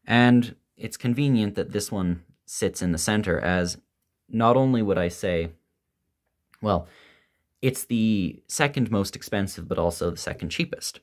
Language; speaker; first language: English; native; English